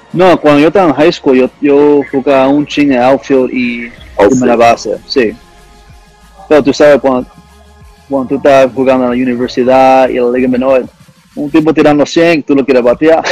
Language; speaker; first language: Spanish; early bilingual, heritage; English